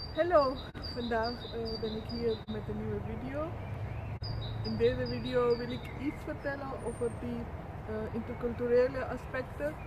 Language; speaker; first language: Dutch; non-native, fluent; Urdu